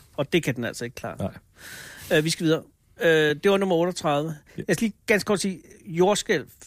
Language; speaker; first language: Danish; native; Danish